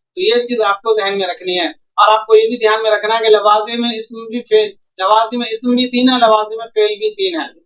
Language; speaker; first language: Hindi; native; Hindi